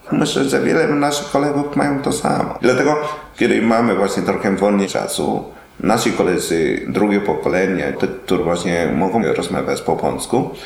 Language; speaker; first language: Polish; non-native, learner; Vietnamese